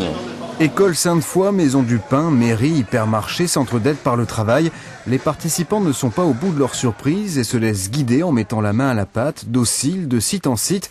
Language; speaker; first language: French; native; French